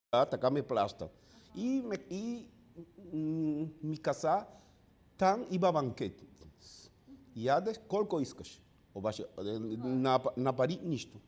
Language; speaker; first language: Bulgarian; non-native, learner; Spanish